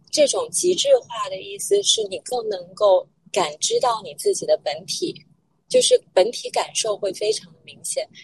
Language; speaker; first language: Chinese; native; Chinese